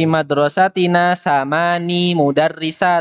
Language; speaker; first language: Arabic; non-native, fluent; Indonesian